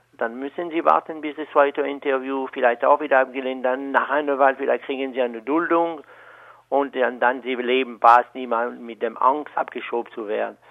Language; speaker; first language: German; non-native, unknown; French